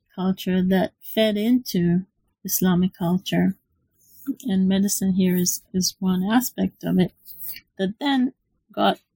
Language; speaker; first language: English; non-native, fluent; Hebrew